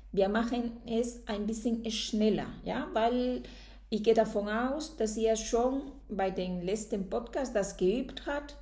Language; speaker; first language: German; non-native, fluent; Spanish